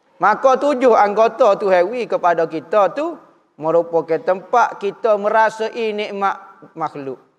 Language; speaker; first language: Malay; native; Malay